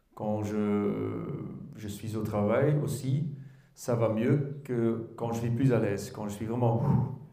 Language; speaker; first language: French; non-native, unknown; Dutch